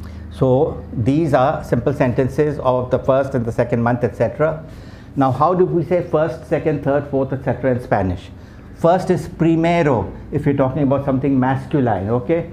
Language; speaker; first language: English; non-native, local second language; Urdu